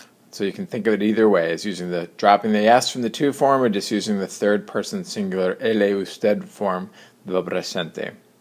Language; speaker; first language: English; native; English